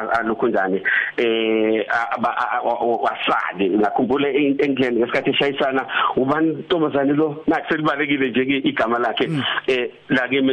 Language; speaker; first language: Zulu; native; Zulu